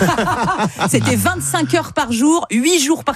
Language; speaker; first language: French; native; French